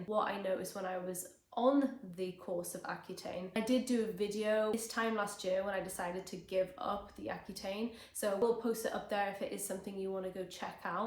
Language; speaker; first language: English; native; English